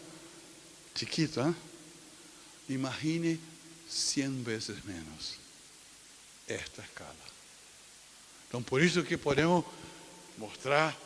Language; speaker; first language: Spanish; non-native, fluent; Portuguese